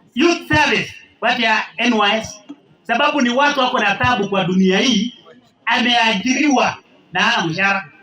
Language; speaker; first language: Swahili; non-native, local second language; Kalenjin